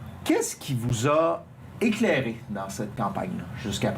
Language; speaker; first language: French; native; French